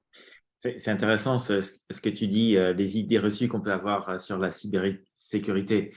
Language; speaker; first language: French; native; French